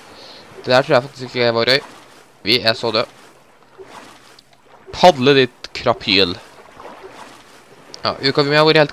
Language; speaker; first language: Norwegian; native; Norwegian